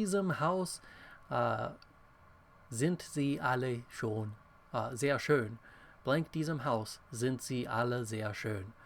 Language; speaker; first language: German; non-native, fluent; English